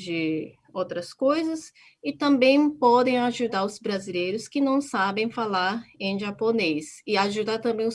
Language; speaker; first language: Portuguese; non-native, fluent; Japanese